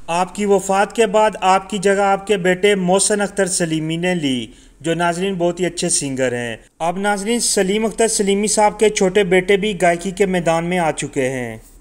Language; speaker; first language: Urdu; non-native, local second language; Punjabi